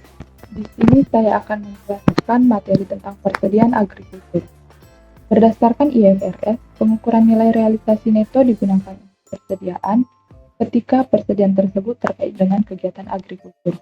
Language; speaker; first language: Indonesian; native; Indonesian